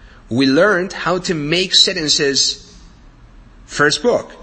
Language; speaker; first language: English; non-native, fluent; Persian